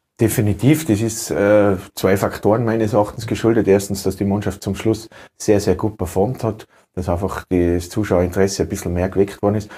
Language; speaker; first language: German; native; German